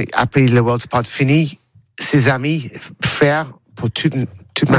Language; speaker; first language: French; non-native, learner; English